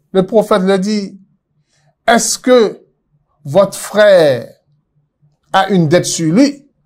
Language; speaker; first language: French; non-native, local second language; Yoruba